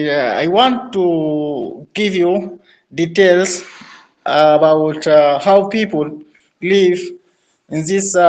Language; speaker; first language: English; non-native, learner; Arabic